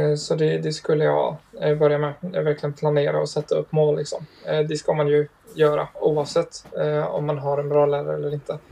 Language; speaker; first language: Swedish; early bilingual, other home language; Arabic